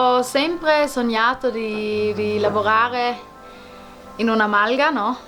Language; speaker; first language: Italian; non-native, local second language; German